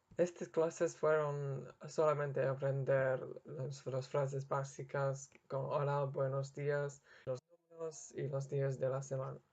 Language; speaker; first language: Spanish; non-native, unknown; English